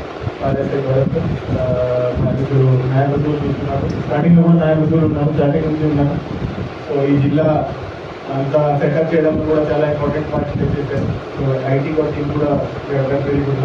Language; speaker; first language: Telugu; native; Telugu